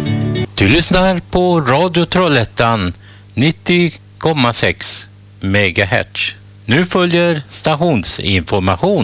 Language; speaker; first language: Swedish; native; Swedish